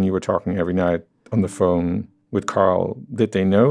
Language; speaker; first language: English; non-native, fluent; Dutch